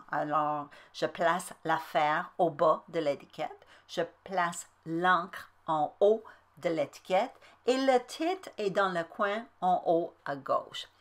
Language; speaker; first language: French; native; French